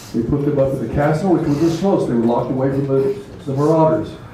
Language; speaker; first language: English; native; English